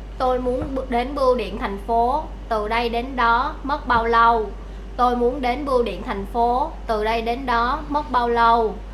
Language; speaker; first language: Vietnamese; native; Vietnamese